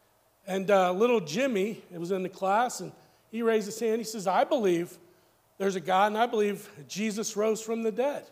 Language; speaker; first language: English; native; English